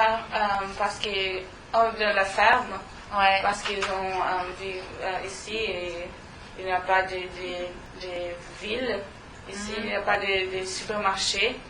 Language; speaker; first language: French; non-native, learner; German